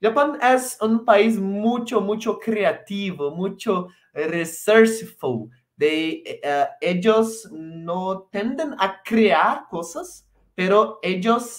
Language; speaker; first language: Spanish; non-native, local second language; Portuguese